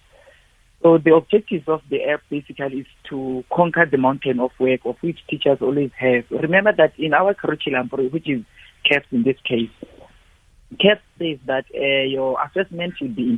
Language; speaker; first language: English; non-native, local second language; Xhosa